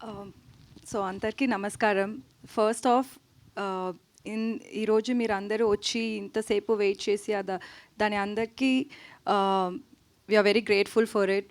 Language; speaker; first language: Telugu; non-native, learner; Tamil